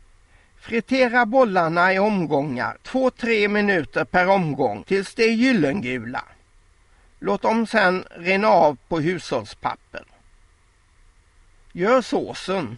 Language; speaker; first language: Swedish; native; Swedish